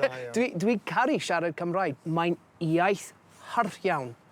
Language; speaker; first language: Welsh; non-native, learner; English